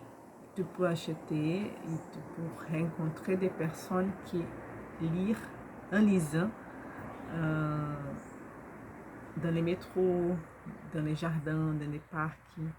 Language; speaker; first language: French; non-native, learner; Portuguese